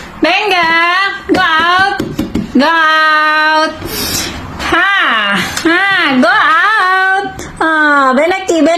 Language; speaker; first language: Filipino; native; Filipino